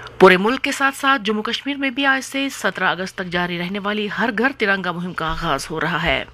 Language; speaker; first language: Urdu; non-native, local second language; Kashmiri